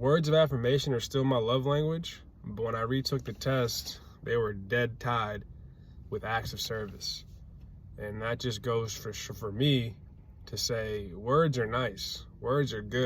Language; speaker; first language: English; native; English